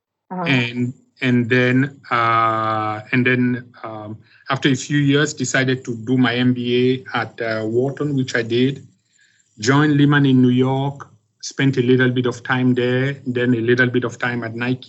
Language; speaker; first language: English; non-native, local second language; French